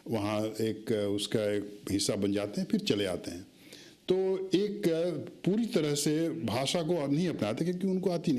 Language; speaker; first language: Hindi; native; Hindi